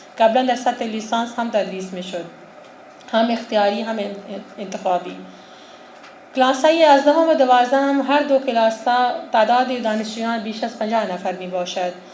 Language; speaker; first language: Persian; non-native, fluent; Urdu